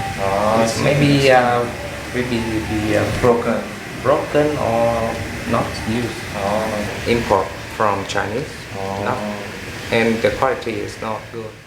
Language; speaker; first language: English; non-native, learner; Vietnamese